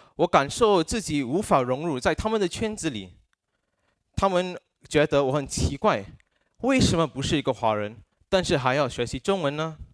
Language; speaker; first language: Chinese; non-native, local second language; English